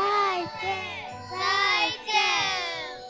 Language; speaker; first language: Chinese; non-native, learner; Mongolian